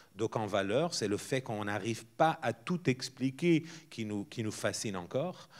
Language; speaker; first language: French; non-native, fluent; Portuguese